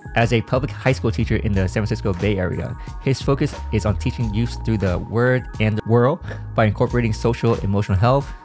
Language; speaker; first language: English; native; English